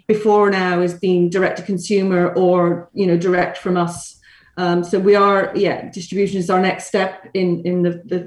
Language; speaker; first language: English; native; English